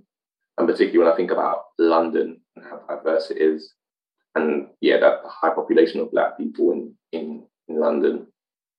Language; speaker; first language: English; native; English